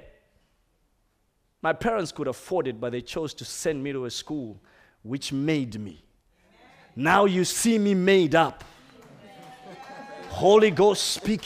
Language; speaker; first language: English; non-native, local second language; Shona